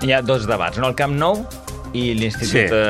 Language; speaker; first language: Catalan; native; Catalan